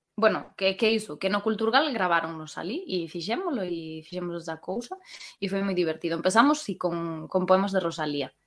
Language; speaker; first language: Galician; non-native, local second language; Spanish